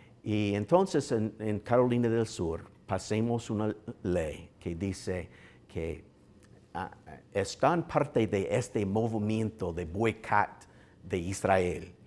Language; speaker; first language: Spanish; non-native, learner; English